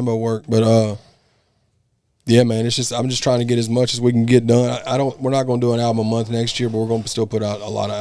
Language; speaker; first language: English; native; English